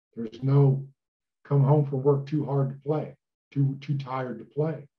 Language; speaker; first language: English; native; English